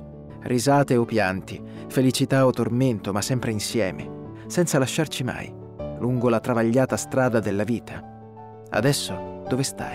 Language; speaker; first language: Italian; native; Italian